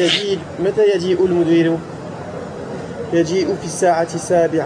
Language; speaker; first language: Arabic; non-native, learner; French